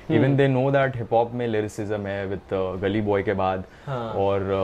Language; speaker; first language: Hindi; native; Hindi